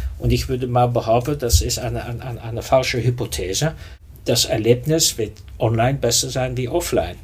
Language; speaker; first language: German; non-native, fluent; Dutch